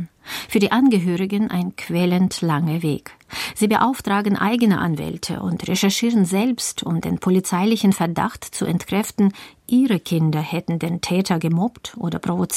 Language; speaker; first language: German; native; German